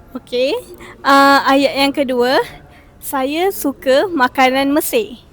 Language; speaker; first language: Malay; native; Malay